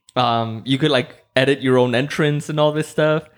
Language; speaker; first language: English; non-native, fluent; Spanish